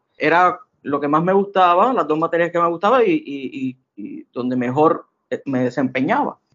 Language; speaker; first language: Spanish; native; Spanish